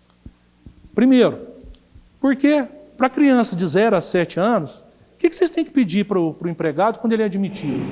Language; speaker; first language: Portuguese; native; Portuguese